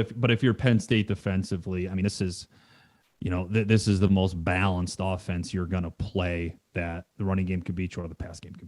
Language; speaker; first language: English; native; English